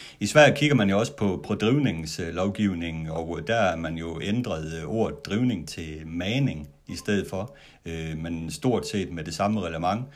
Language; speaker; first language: Danish; native; Danish